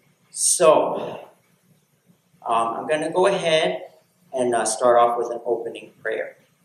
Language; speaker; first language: English; native; English